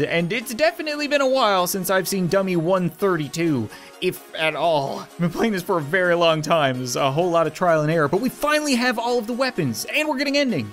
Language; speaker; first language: English; native; English